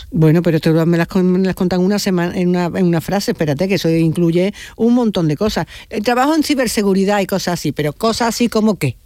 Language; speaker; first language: Spanish; native; Spanish